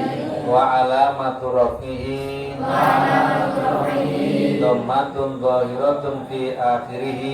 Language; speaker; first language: Arabic; non-native, fluent; Javanese